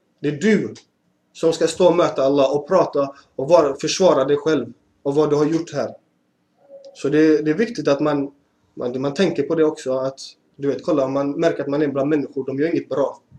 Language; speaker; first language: Swedish; early bilingual, other home language; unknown